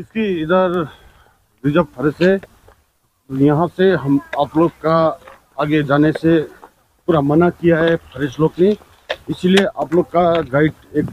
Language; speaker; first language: Hindi; non-native, local second language; Nepali